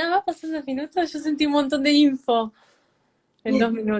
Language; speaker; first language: Spanish; native; Spanish